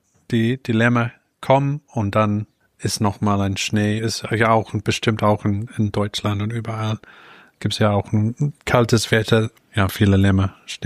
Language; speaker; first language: German; non-native, fluent; English